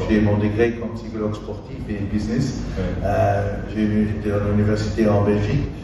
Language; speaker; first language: French; non-native, fluent; Dutch